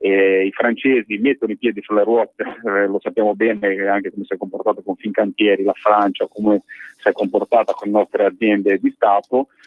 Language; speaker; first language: Italian; native; Italian